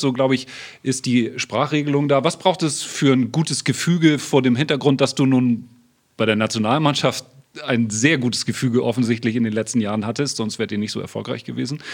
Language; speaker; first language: German; native; German